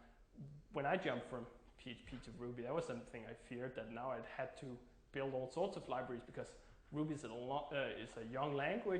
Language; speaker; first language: English; non-native, fluent; Danish